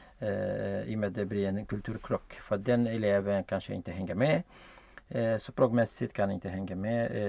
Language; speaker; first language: Swedish; non-native, fluent; Arabic